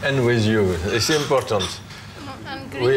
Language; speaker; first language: English; non-native, learner; French